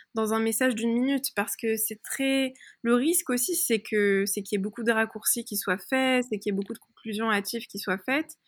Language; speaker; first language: French; early bilingual, other home language; Persian